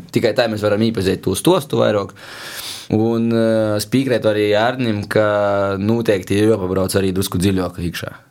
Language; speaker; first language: Latvian; native; Latvian